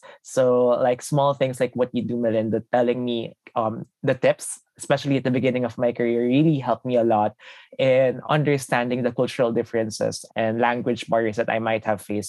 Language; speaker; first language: English; non-native, local second language; Filipino